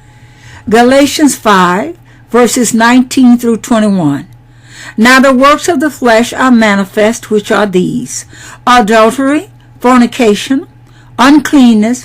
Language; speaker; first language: English; native; English